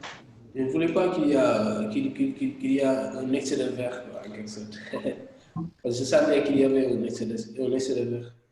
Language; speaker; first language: French; non-native, local second language; Arabic